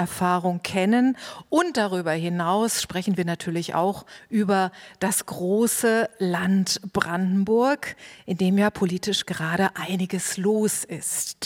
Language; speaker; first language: German; native; German